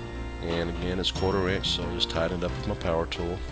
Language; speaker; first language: English; native; English